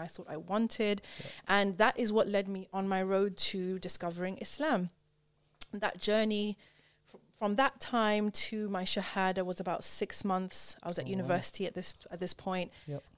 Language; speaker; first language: English; native; English